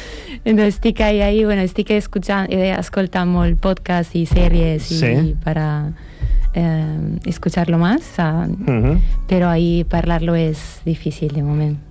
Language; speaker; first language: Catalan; non-native, learner; Italian